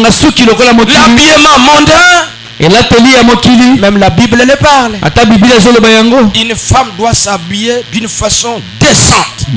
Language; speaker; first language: French; non-native, local second language; Lingala